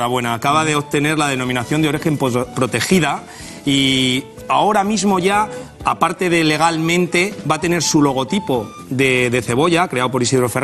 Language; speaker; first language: Spanish; native; Spanish